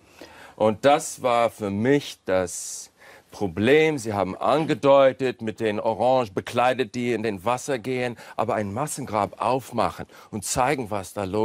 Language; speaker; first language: German; non-native, fluent; English